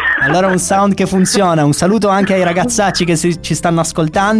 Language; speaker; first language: Italian; native; Italian